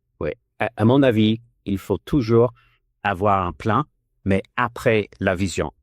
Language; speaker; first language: French; non-native, learner; English